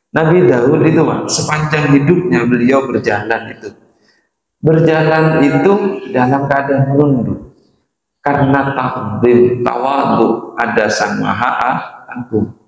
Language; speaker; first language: Indonesian; non-native, local second language; Madurese